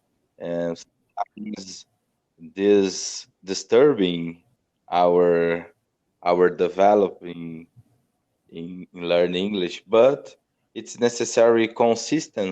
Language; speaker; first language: English; non-native, learner; Portuguese